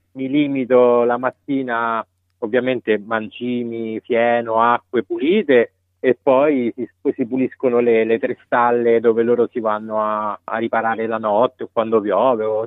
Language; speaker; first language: Italian; native; Italian